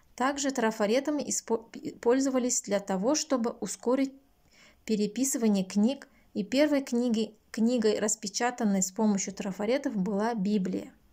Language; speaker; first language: Russian; non-native, local second language; Kazakh